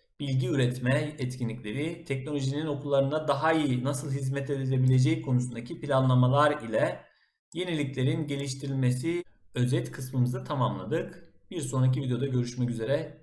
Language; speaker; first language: Turkish; native; Turkish